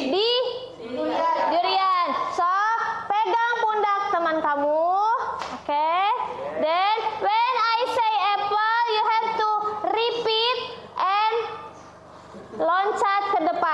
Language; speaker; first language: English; non-native, learner; Indonesian